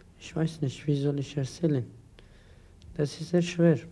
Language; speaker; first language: German; non-native, learner; Persian